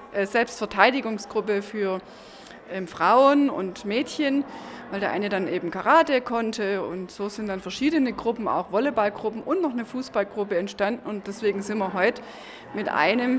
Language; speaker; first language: German; native; German